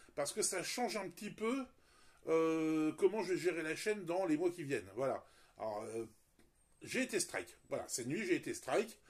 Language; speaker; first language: French; native; French